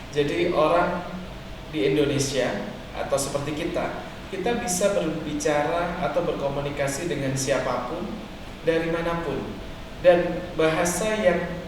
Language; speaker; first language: Indonesian; native; Indonesian